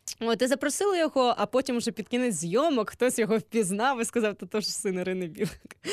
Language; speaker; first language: Ukrainian; non-native, local second language; Russian